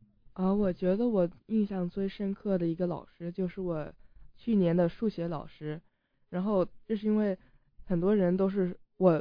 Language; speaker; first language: Chinese; early bilingual, heritage; Chinese